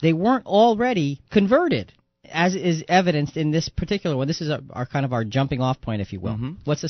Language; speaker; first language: English; native; English